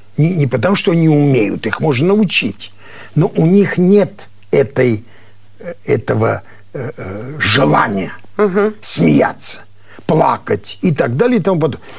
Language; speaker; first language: Russian; non-native, local second language; Armenian